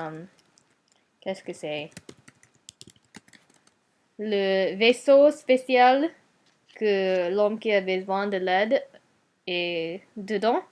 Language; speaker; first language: French; non-native, learner; Japanese